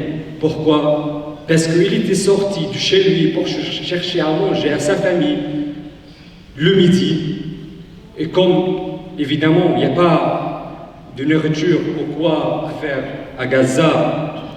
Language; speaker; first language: French; non-native, fluent; Arabic